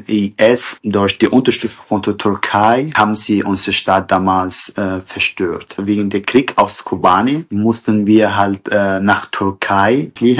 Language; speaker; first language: German; non-native, learner; Kurdish